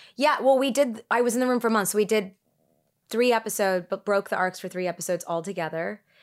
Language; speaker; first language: English; early bilingual, other home language; Tigrinya